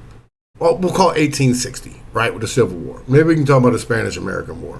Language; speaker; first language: English; native; English